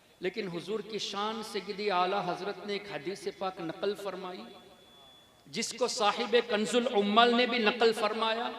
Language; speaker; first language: Urdu; non-native, fluent; Tamil